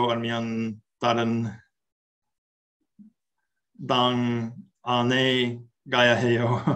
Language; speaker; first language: Korean; non-native, learner; English